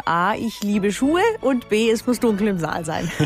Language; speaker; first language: German; native; German